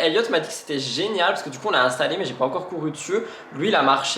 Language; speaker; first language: French; native; French